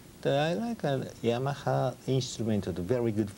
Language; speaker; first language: English; non-native, learner; Japanese